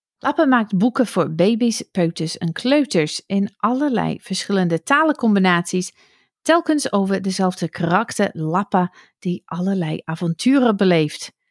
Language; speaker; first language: Dutch; non-native, fluent; English